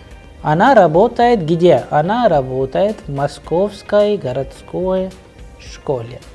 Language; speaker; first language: Russian; non-native, fluent; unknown